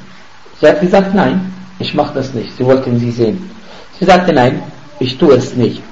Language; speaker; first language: German; non-native, fluent; Arabic